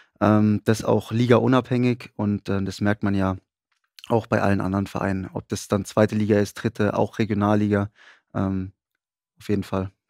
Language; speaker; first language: German; native; German